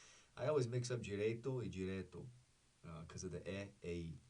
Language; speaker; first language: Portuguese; non-native, fluent; English